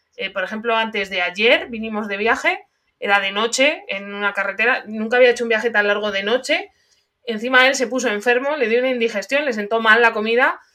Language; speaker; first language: Spanish; native; Spanish